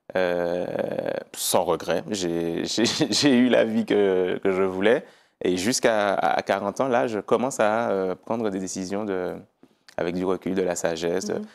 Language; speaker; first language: French; native; French